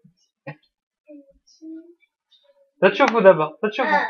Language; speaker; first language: Arabic; native; Arabic